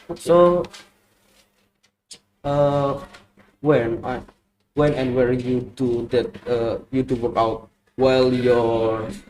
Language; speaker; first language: English; non-native, learner; Indonesian